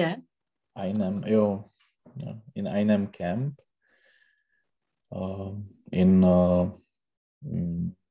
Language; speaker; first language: German; non-native, learner; Czech